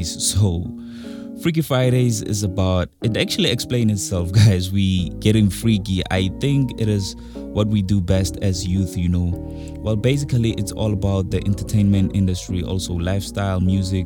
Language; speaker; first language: English; non-native, local second language; Tswana